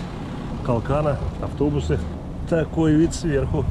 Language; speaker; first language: Russian; native; Russian